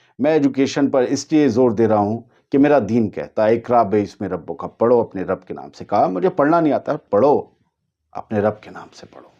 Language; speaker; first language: Urdu; native; Urdu